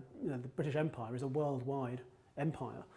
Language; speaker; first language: English; native; English